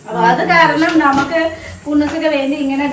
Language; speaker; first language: Malayalam; non-native, fluent; Nepali